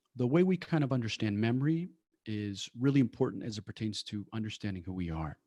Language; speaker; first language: English; early bilingual, other home language; Persian